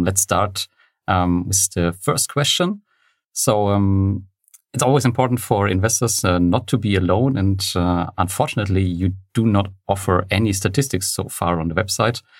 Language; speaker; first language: English; non-native, fluent; German